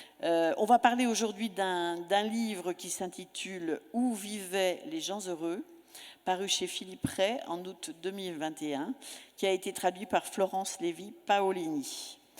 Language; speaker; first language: French; native; French